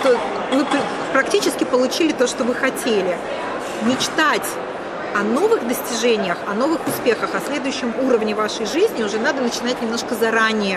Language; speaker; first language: Russian; native; Russian